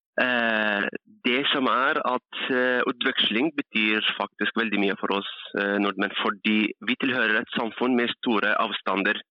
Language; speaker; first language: Norwegian; early bilingual, other home language; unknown